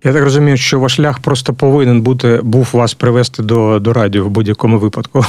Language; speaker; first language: Ukrainian; native; Ukrainian